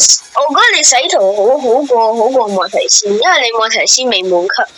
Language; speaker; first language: Chinese; early bilingual, heritage; Cantonese